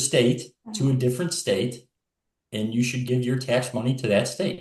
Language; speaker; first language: English; native; English